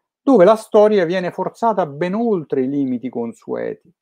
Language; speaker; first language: Italian; native; Italian